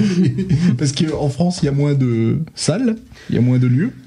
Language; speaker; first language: French; native; French